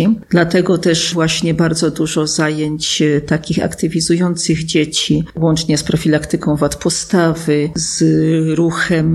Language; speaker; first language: Polish; native; Polish